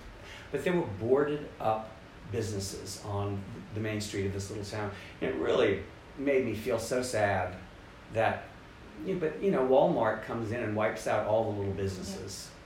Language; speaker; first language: English; native; English